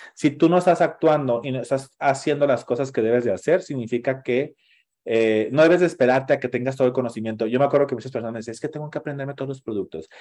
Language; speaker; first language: Spanish; native; Spanish